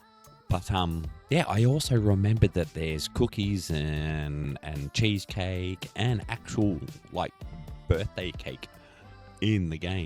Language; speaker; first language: English; native; English